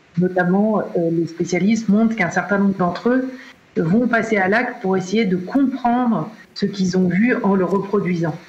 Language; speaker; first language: French; native; French